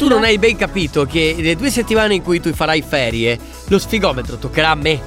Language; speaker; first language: Italian; native; Italian